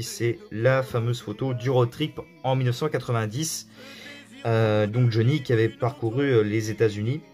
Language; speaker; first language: French; native; French